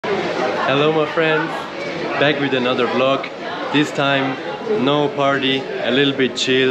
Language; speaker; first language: English; non-native, fluent; Swiss German